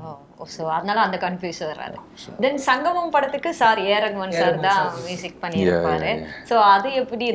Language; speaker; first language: Tamil; native; Tamil